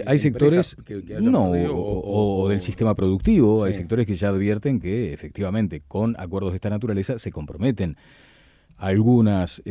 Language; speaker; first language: Spanish; native; Spanish